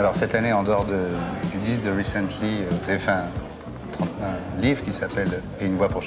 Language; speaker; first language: French; native; French